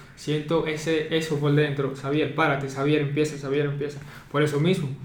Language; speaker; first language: Spanish; native; Spanish